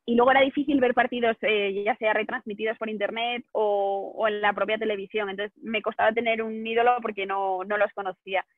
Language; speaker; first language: Spanish; native; Spanish